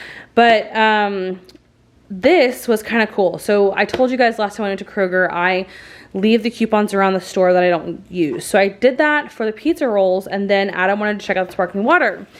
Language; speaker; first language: English; native; English